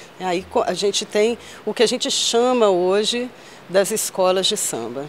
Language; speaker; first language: Portuguese; native; Portuguese